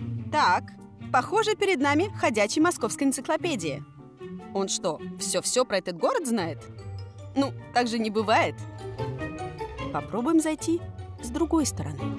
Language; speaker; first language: Russian; non-native, fluent; French